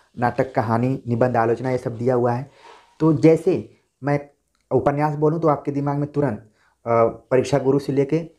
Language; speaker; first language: Hindi; native; Hindi